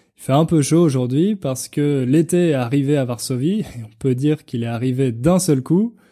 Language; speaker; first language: French; native; French